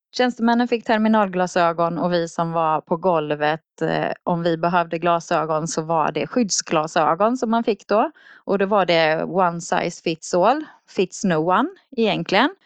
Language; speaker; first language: Swedish; native; Swedish